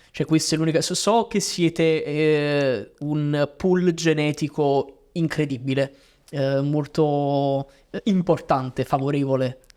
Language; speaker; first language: Italian; native; Italian